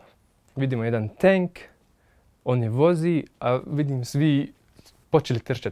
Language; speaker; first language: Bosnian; non-native, fluent; Arabic